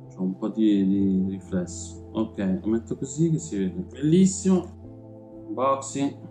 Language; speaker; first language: Italian; early bilingual, other home language; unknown